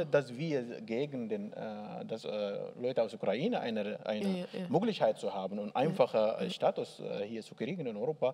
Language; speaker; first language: German; non-native, learner; Arabic